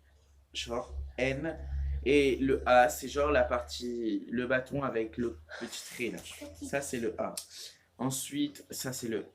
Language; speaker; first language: French; native; French